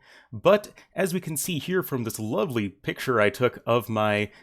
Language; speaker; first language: English; native; English